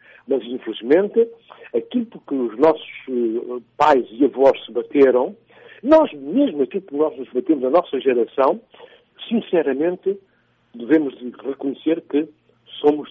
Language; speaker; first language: Portuguese; non-native, local second language; Upper Guinea Crioulo